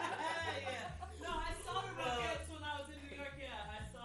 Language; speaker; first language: English; native; English